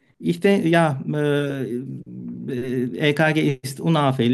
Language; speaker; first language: German; non-native, learner; Turkish